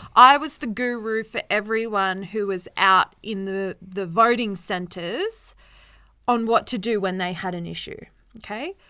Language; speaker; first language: English; native; English